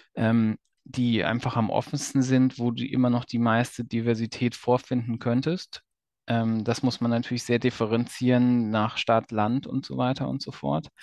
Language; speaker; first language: German; native; German